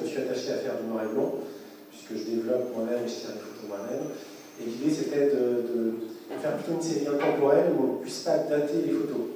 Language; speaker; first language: French; native; French